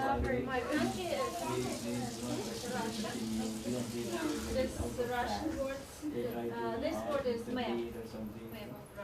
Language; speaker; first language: English; non-native, learner; Russian